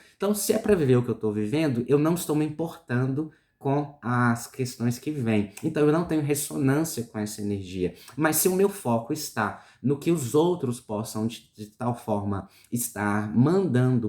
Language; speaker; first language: Portuguese; native; Portuguese